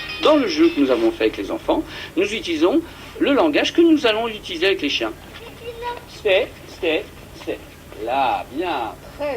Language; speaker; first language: French; native; French